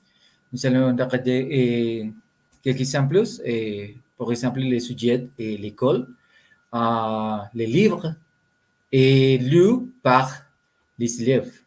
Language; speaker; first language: French; non-native, learner; Spanish